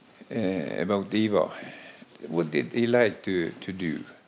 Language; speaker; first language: English; non-native, learner; Norwegian